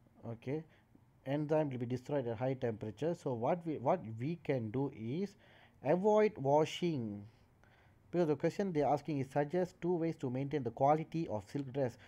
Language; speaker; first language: English; non-native, local second language; Tamil